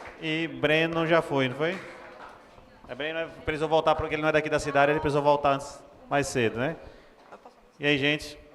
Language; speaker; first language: Portuguese; native; Portuguese